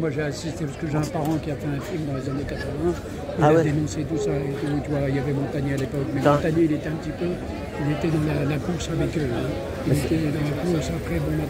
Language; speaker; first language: French; native; French